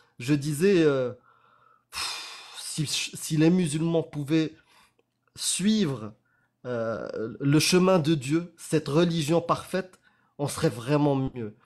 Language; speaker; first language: French; non-native, local second language; Arabic